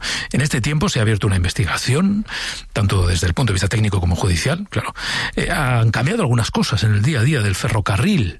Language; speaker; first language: Spanish; native; Spanish